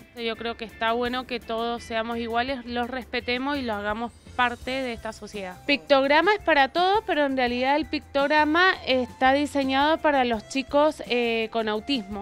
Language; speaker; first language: Spanish; native; Spanish